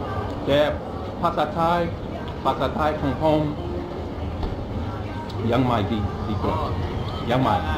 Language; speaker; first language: Thai; non-native, learner; English